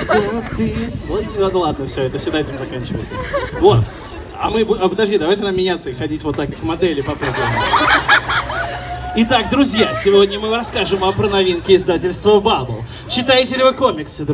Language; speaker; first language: Russian; native; Russian